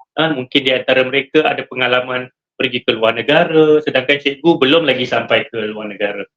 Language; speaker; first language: Malay; native; Malay